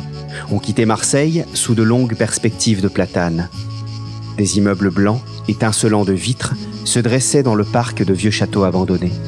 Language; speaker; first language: French; native; French